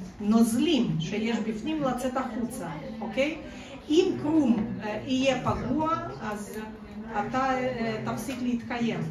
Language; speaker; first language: Hebrew; non-native, fluent; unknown